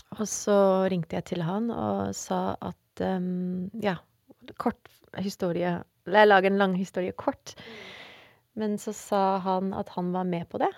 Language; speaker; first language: Norwegian; non-native, fluent; Dutch